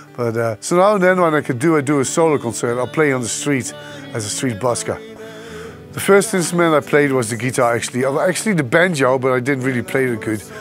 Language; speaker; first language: English; non-native, fluent; Dutch